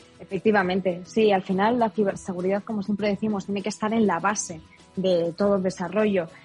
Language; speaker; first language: Spanish; native; Spanish